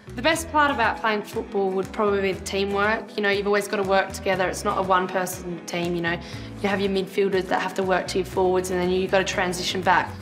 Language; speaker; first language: English; native; English